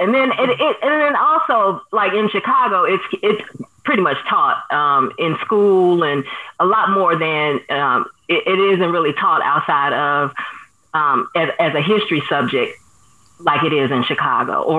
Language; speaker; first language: English; native; English